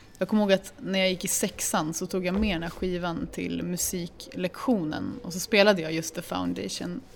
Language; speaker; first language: Swedish; early bilingual, other home language; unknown